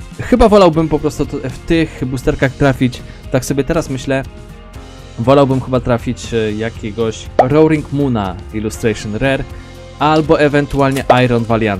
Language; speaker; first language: Polish; native; Polish